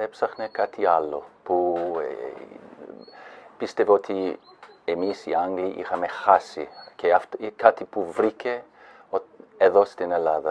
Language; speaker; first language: Greek; non-native, fluent; English